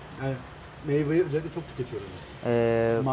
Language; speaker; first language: Turkish; native; Turkish